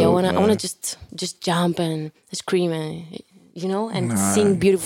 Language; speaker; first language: English; non-native, fluent; Spanish